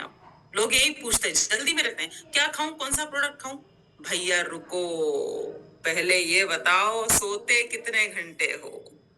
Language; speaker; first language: Hindi; non-native, local second language; Gujarati